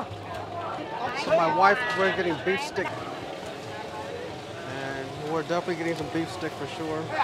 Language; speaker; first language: English; early bilingual, other home language; Khmer